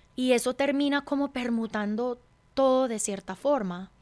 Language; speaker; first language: Spanish; early bilingual, heritage; Spanish